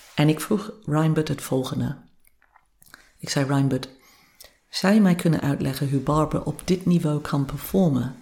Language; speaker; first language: Dutch; non-native, fluent; English